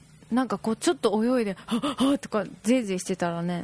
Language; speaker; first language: Japanese; native; Japanese